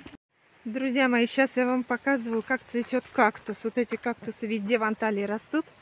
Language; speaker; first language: Russian; native; Russian